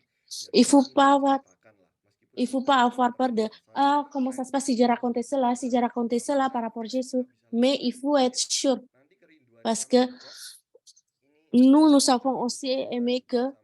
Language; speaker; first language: French; non-native, learner; Indonesian